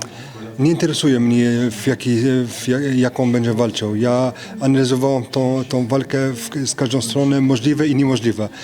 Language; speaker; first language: Polish; non-native, fluent; French